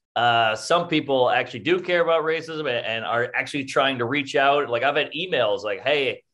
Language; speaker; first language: English; native; English